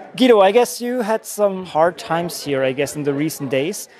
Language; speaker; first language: English; non-native, fluent; German